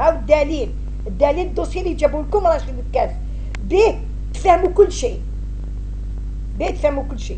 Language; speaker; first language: Arabic; native; Arabic